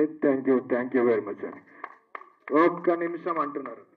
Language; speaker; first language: Telugu; native; Telugu